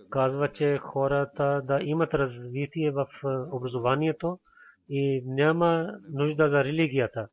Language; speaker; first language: Bulgarian; non-native, fluent; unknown